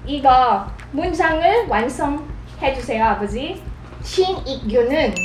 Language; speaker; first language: Korean; non-native, local second language; Filipino